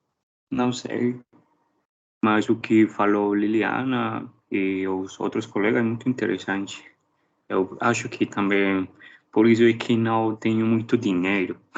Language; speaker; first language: Portuguese; non-native, learner; Spanish